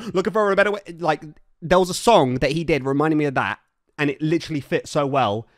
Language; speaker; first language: English; native; English